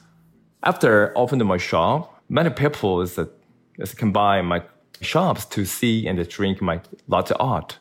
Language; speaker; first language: English; non-native, learner; Korean